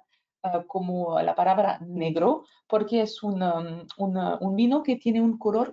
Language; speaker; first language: Spanish; non-native, fluent; French